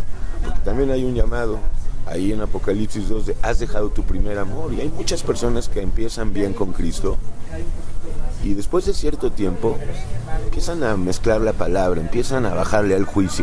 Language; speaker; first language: Spanish; native; Spanish